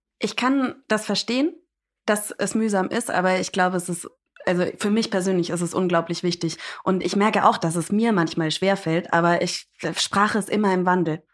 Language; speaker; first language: German; early bilingual, other home language; English